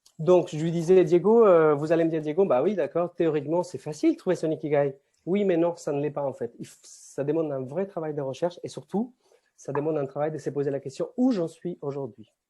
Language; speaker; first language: French; non-native, fluent; Spanish